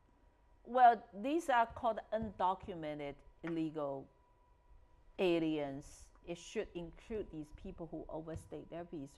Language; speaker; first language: English; non-native, fluent; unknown